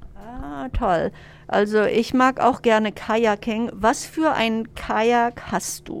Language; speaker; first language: German; non-native, fluent; English